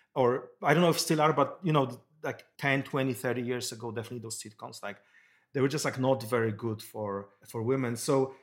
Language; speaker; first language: English; non-native, fluent; Polish